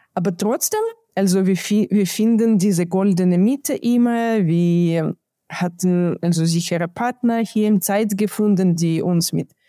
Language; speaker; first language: German; non-native, fluent; Ukrainian